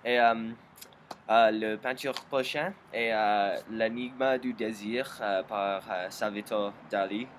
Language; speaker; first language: French; non-native, learner; English